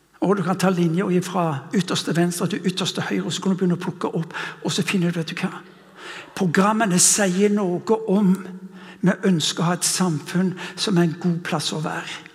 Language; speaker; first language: Norwegian; non-native, fluent; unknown